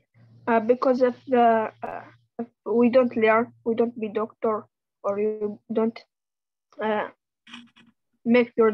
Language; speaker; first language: English; non-native, learner; Arabic